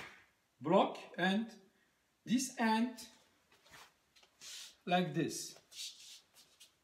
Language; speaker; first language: English; non-native, learner; French